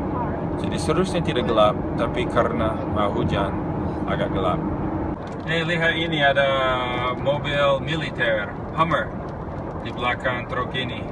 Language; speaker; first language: Indonesian; non-native, fluent; English